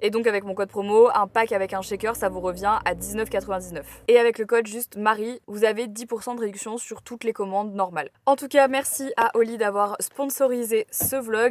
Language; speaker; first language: French; native; French